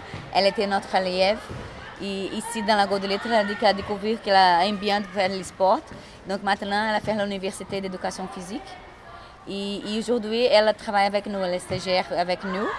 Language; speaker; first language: French; non-native, fluent; Portuguese